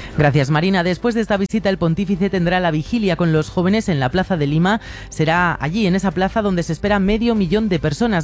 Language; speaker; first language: Spanish; native; Spanish